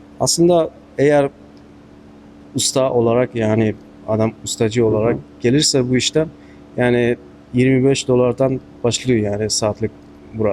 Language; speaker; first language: Turkish; non-native, learner; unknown